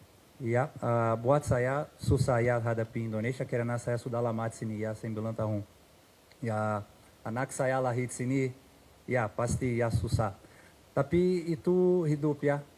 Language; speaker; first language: Indonesian; non-native, fluent; Portuguese